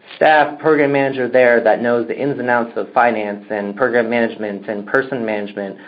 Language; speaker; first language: English; native; English